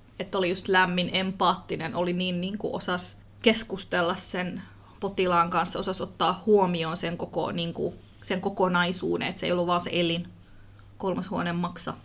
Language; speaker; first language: Finnish; early bilingual, other home language; Kurdish